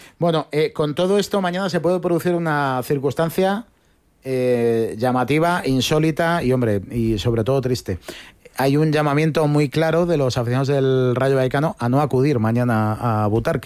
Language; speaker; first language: Spanish; native; Spanish